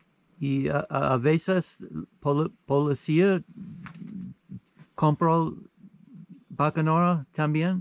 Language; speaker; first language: Spanish; non-native, learner; English